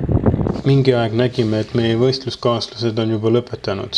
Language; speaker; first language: Estonian; native; Estonian